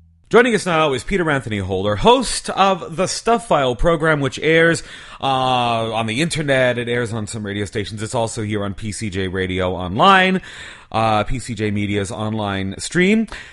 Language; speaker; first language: English; native; English